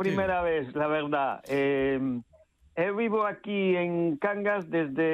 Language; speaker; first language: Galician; non-native, learner; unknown